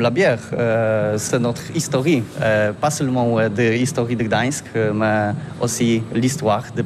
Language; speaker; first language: French; non-native, learner; Polish